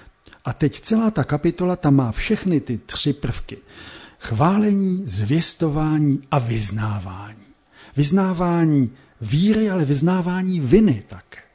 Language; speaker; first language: Czech; native; Czech